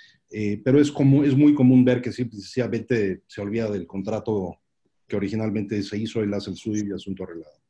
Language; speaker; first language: Spanish; native; Spanish